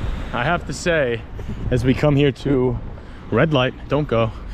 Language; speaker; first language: English; native; English